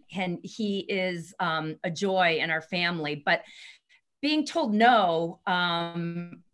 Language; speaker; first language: English; native; English